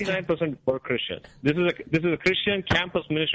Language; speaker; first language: English; non-native, local second language; Kannada